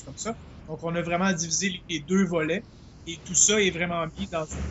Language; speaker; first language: French; native; French